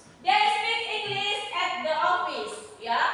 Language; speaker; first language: English; non-native, learner; Indonesian